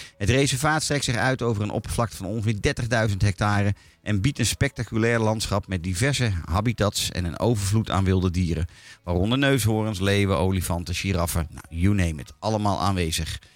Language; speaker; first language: Dutch; native; Dutch